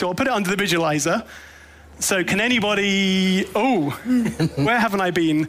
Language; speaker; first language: English; native; English